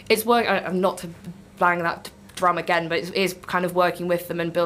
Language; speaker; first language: English; native; English